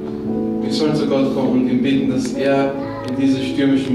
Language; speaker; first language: German; non-native, fluent; Romanian